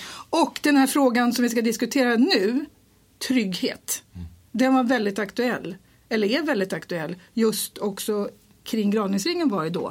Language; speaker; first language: Swedish; native; Swedish